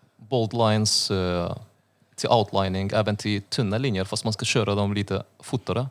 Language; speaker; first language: Swedish; non-native, fluent; Russian